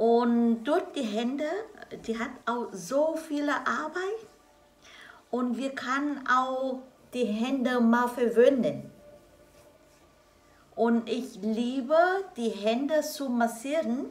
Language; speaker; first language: German; non-native, learner; Vietnamese